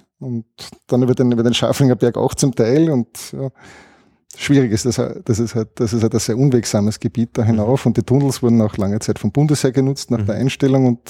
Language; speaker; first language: German; native; German